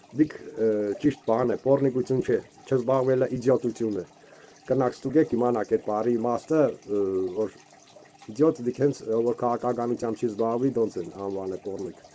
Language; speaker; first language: Armenian; native; Armenian